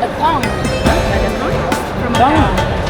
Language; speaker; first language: English; non-native, fluent; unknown